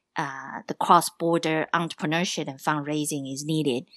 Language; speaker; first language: English; non-native, fluent; Chinese